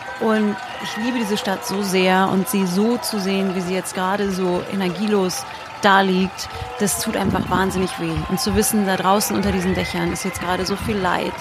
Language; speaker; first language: German; native; German